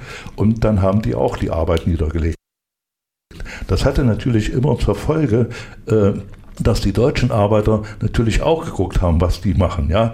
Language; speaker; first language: German; native; German